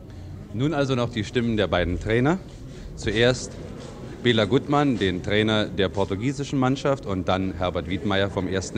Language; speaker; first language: German; native; German